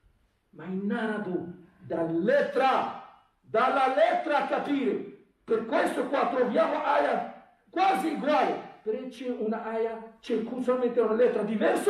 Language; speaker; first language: Italian; non-native, fluent; Arabic